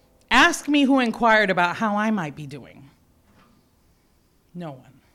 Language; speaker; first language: English; early bilingual, other home language; Spanish